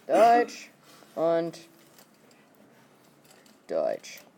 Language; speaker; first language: German; non-native, fluent; English